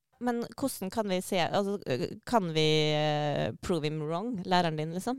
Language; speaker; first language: Norwegian; native; Norwegian